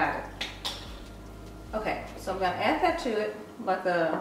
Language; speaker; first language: English; native; English